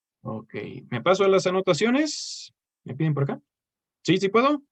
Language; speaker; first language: Spanish; native; Spanish